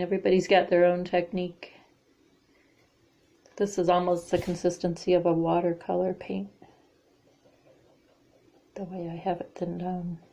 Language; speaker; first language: English; native; English